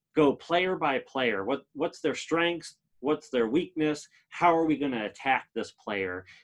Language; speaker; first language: English; native; English